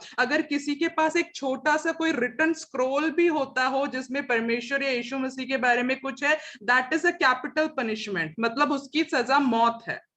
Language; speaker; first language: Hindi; non-native, local second language; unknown